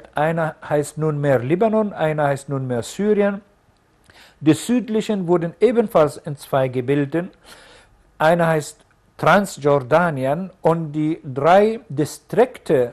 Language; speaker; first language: German; non-native, fluent; Arabic